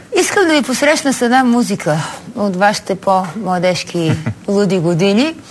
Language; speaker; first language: Bulgarian; native; Bulgarian